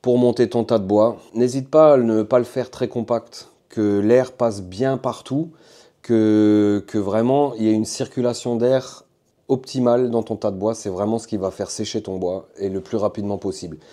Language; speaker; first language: French; native; French